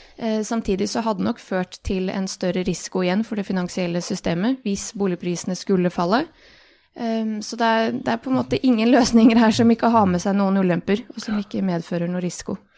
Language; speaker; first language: Norwegian; early bilingual, other home language; Bosnian